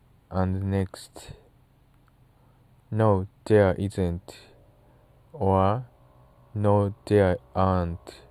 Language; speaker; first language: English; non-native, learner; Japanese